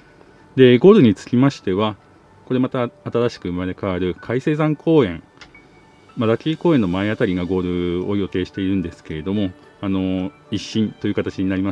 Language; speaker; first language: Japanese; native; Japanese